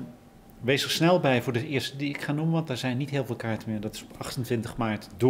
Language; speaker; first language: Dutch; native; Dutch